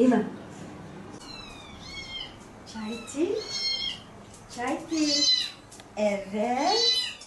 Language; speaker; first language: Turkish; non-native, fluent; Dutch